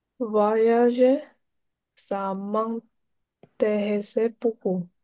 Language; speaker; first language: French; non-native, learner; Chinese